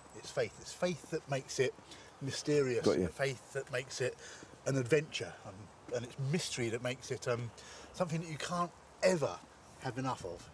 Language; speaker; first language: English; native; English